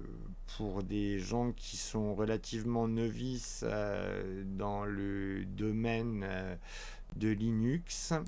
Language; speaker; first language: French; native; French